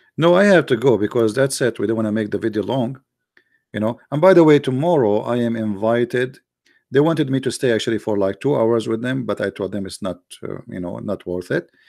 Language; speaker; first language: English; non-native, fluent; Arabic